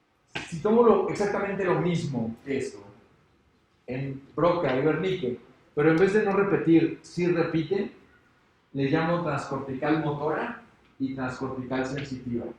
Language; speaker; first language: Spanish; native; Spanish